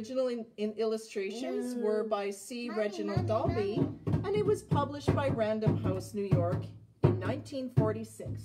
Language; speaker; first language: English; native; English